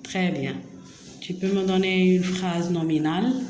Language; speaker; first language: French; non-native, local second language; Arabic